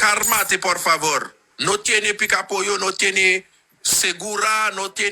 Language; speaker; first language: Spanish; non-native, learner; Haitian Creole